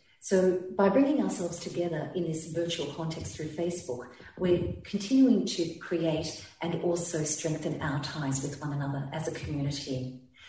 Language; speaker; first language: English; early bilingual, other home language; Ukrainian